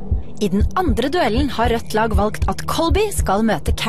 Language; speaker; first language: Norwegian; native; Norwegian